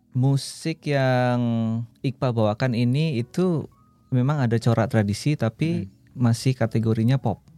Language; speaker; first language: Indonesian; native; Indonesian